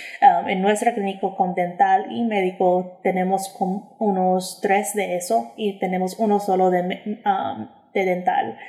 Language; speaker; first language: Spanish; early bilingual, heritage; English